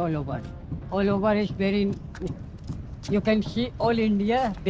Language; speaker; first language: English; non-native, learner; Hindi